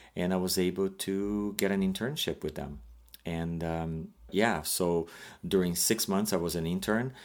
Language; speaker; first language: English; non-native, fluent; Portuguese